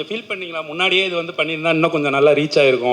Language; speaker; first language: Tamil; native; Tamil